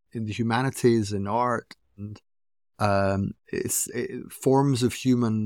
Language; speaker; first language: English; native; English